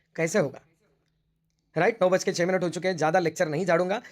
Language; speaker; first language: Hindi; non-native, local second language; Marathi